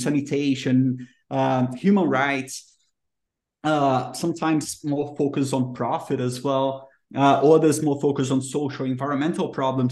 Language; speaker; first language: English; non-native, fluent; Portuguese